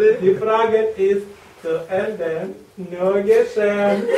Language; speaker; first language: German; non-native, learner; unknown